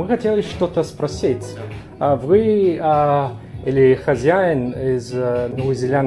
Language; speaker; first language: Russian; non-native, learner; English